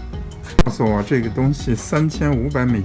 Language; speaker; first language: Chinese; native; Chinese